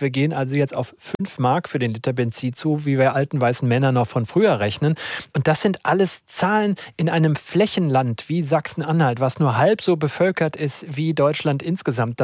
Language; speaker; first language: German; native; German